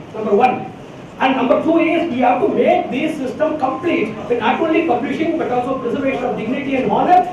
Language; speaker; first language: English; non-native, local second language; Telugu